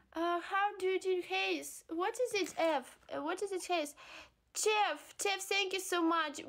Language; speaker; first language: English; non-native, learner; Russian